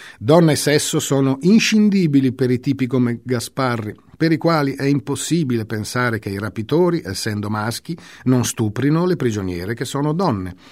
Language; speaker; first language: Italian; native; Italian